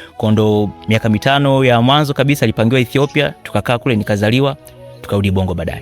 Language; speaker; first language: Swahili; native; Swahili